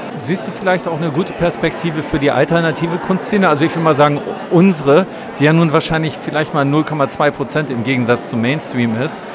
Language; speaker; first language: German; native; German